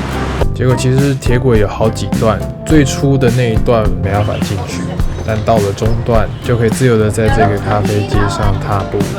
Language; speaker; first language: Chinese; native; Chinese